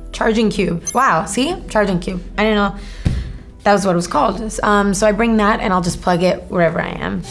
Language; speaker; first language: English; native; English